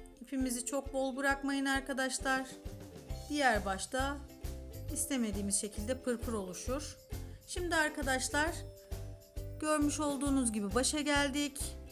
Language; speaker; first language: Turkish; native; Turkish